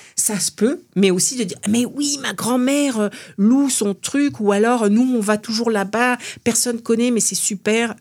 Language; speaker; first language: French; native; French